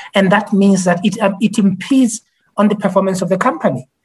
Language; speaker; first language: English; non-native, local second language; Tswana